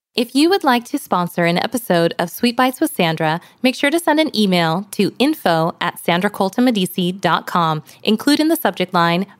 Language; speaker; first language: English; early bilingual, other home language; Norwegian